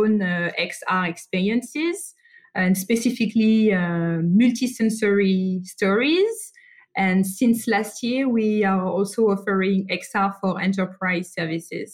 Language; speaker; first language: English; non-native, fluent; French